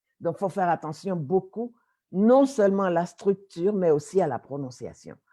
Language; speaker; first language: French; native; French